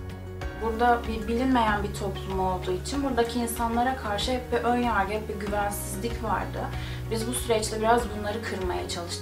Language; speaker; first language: Turkish; native; Turkish